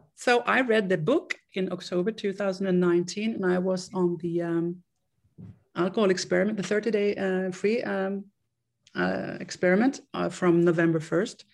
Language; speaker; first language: English; non-native, fluent; Swedish